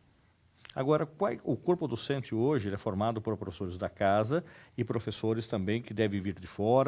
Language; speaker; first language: Portuguese; native; Portuguese